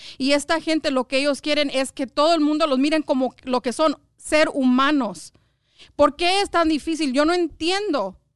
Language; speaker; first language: Spanish; early bilingual, heritage; Spanish